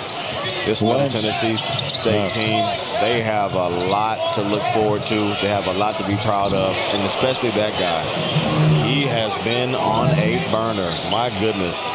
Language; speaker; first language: English; native; English